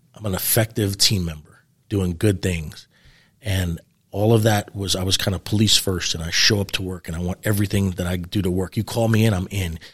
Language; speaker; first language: English; native; English